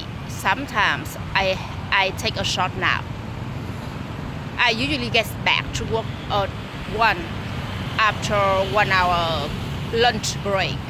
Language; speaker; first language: English; non-native, learner; Vietnamese